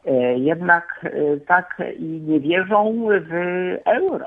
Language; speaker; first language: Polish; native; Polish